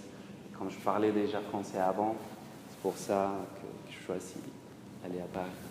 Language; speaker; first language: French; non-native, fluent; Spanish